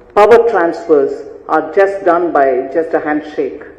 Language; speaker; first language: English; non-native, local second language; Tamil